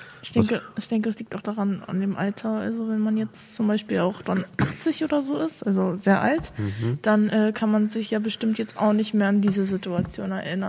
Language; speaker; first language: German; native; German